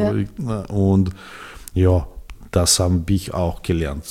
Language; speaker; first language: German; non-native, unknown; Serbian